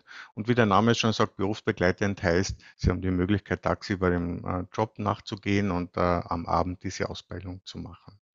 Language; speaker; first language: German; native; German